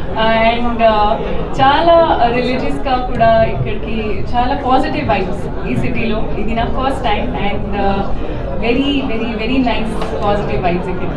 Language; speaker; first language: Telugu; non-native, fluent; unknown